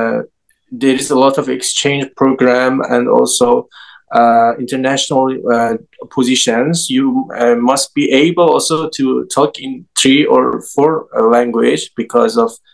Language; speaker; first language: English; non-native, learner; Persian